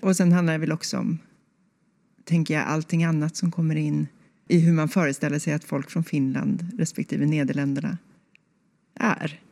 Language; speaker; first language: Swedish; native; Swedish